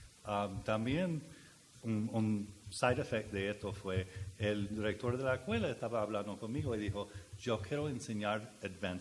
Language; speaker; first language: Spanish; non-native, learner; English